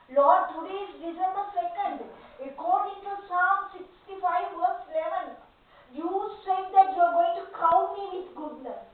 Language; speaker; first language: English; non-native, local second language; Tamil